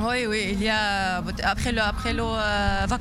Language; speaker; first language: French; non-native, learner; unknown